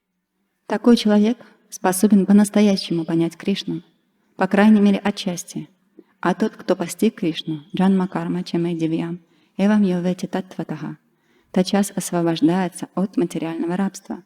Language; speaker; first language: Russian; native; Russian